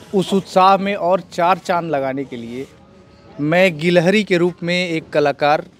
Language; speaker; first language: Hindi; native; Hindi